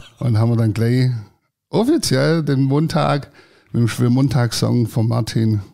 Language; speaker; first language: German; early bilingual, other home language; Croatian